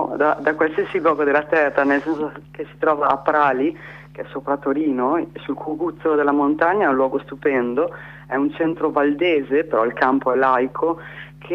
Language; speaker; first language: Italian; native; Italian